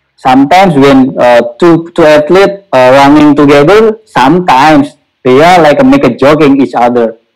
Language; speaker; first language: English; non-native, learner; Indonesian